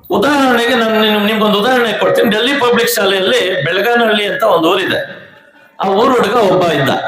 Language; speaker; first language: Kannada; native; Kannada